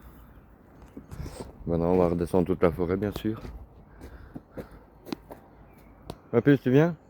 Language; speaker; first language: French; native; French